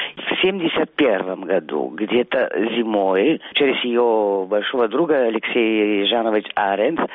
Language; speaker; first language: Russian; non-native, fluent; Italian